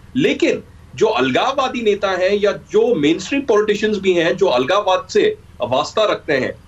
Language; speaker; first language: Hindi; native; Hindi